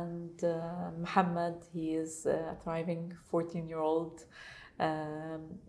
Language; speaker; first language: English; non-native, fluent; Arabic